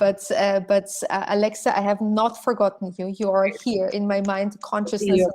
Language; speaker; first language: English; non-native, fluent; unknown